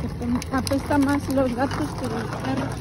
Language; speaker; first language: Spanish; native; Spanish